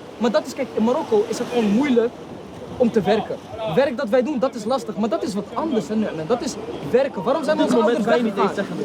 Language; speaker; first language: Dutch; early bilingual, other home language; Arabic